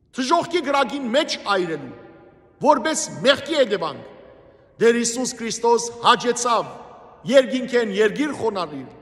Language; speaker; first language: Armenian; native; Armenian